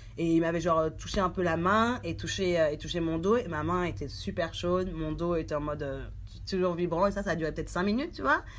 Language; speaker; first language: French; early bilingual, other home language; Haitian Creole